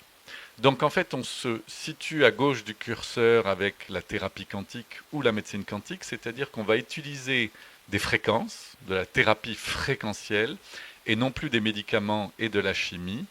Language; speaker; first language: French; native; French